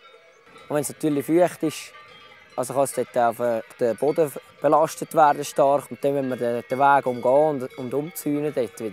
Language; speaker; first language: German; native; German